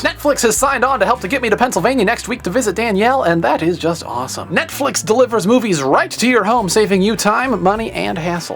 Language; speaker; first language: English; native; English